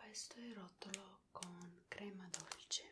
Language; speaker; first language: Italian; non-native, learner; Spanish